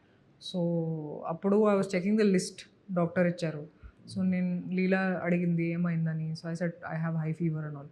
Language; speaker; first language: Telugu; non-native, fluent; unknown